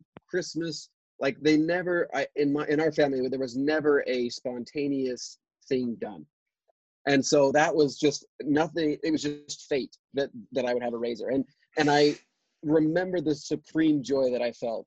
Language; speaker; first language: English; native; English